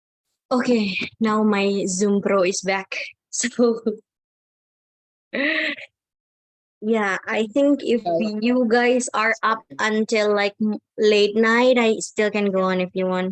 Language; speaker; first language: English; non-native, fluent; Indonesian